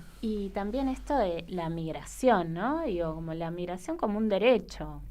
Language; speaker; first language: Spanish; native; Spanish